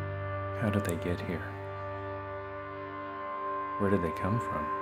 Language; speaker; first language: English; native; English